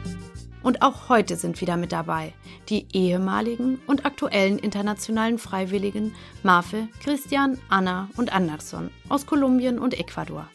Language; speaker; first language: German; native; German